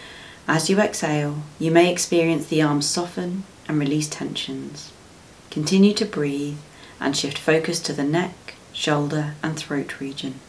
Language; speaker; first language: English; native; English